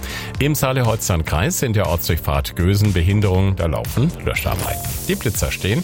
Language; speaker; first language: German; native; German